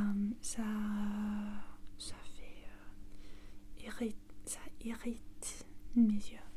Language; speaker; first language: French; non-native, learner; English